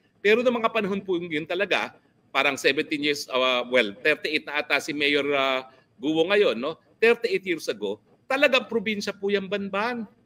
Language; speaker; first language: Filipino; native; Filipino